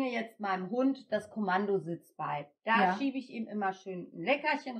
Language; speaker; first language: German; native; German